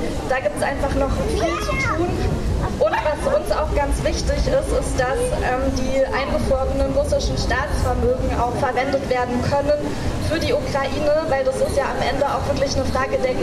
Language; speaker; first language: German; native; German